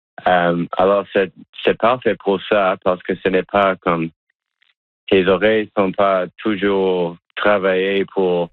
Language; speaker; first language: French; non-native, local second language; English